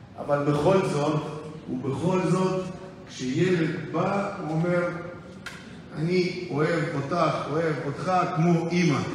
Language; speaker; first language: Hebrew; non-native, fluent; Russian